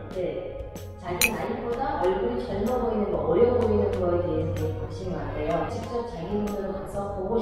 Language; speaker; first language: Korean; non-native, learner; Uzbek